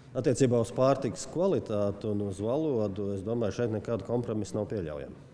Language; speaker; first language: Latvian; native; Latvian